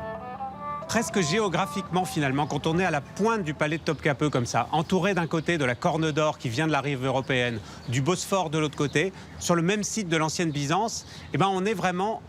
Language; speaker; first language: French; native; French